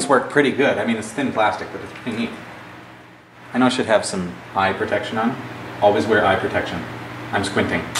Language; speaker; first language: English; native; English